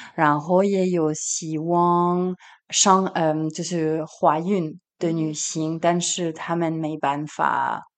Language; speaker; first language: Chinese; non-native, fluent; French